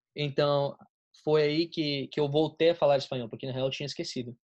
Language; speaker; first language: Portuguese; non-native, fluent; English